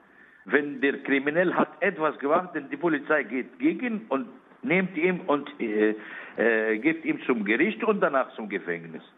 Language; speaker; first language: German; non-native, learner; Arabic